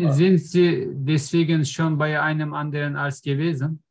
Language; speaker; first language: German; non-native, learner; Turkish